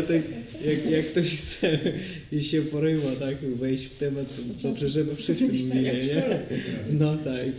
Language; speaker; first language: Polish; non-native, learner; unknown